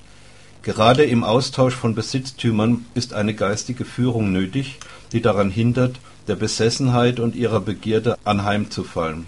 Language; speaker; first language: German; native; German